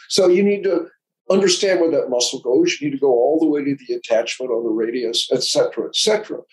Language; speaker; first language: English; native; English